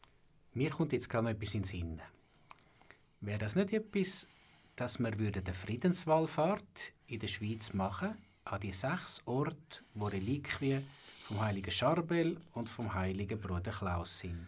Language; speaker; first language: German; native; German